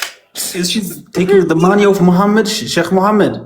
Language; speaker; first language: English; non-native, fluent; Amharic